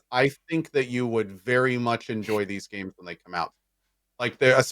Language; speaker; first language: English; native; English